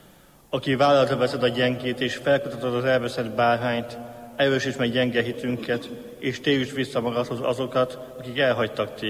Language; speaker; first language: Hungarian; native; Hungarian